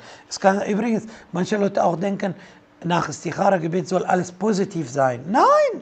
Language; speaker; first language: German; non-native, fluent; Arabic